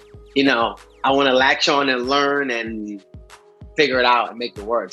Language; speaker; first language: English; native; English